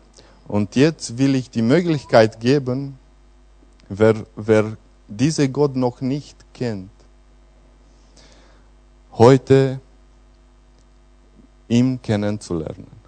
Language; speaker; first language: German; non-native, fluent; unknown